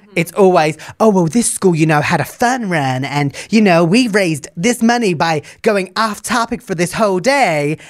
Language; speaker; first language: English; native; English